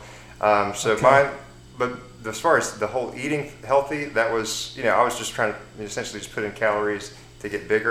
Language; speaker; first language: English; native; English